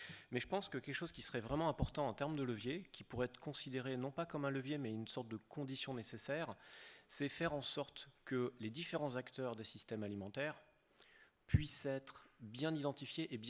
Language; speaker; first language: French; native; French